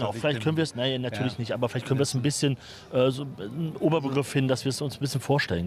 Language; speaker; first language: German; native; German